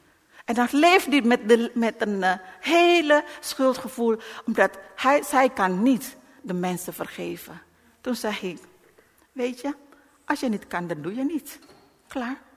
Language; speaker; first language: Dutch; non-native, learner; Indonesian